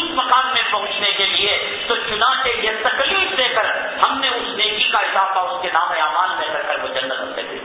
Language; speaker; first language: Urdu; native; Urdu